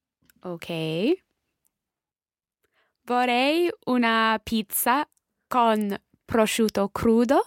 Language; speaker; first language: Italian; non-native, learner; English